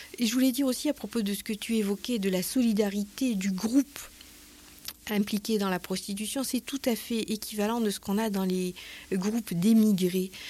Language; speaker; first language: French; native; French